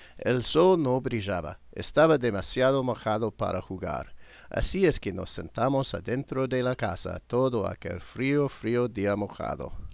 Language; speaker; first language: Spanish; non-native, learner; English